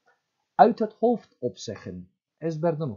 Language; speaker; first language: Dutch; non-native, fluent; Turkish